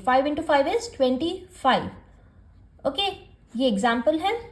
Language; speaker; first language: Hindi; native; Hindi